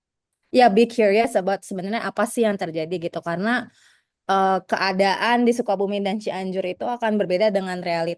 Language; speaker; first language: Indonesian; native; Indonesian